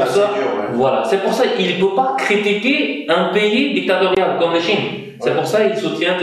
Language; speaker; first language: French; non-native, fluent; Uyghur